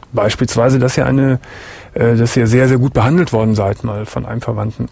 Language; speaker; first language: German; native; German